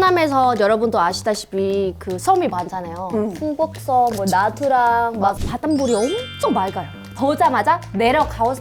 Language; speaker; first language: Korean; non-native, fluent; Vietnamese